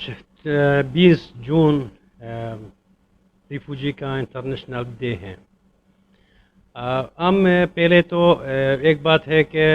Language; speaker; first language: Hindi; non-native, fluent; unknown